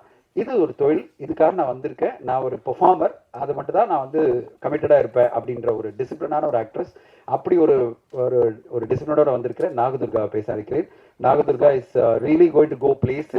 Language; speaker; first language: Tamil; native; Tamil